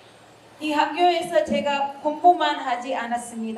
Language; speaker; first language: Korean; non-native, learner; Hindi